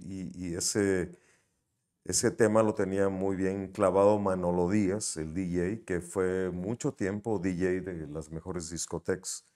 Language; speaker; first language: Spanish; native; Spanish